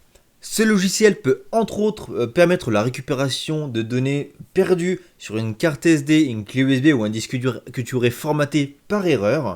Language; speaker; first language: French; native; French